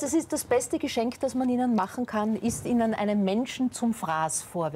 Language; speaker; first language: German; native; German